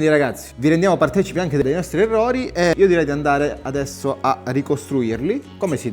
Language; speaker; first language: Italian; native; Italian